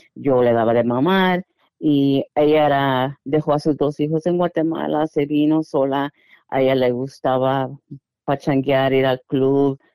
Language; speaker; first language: Spanish; native; Spanish